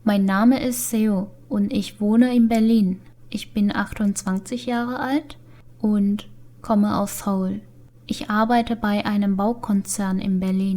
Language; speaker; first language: German; non-native, fluent; Korean